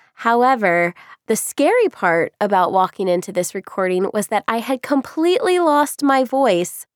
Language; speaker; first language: English; native; English